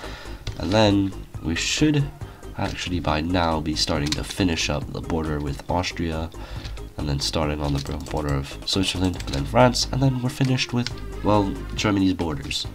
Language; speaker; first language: English; native; English